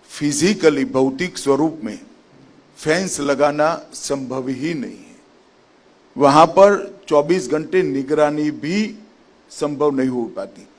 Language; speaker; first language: Hindi; non-native, local second language; Gujarati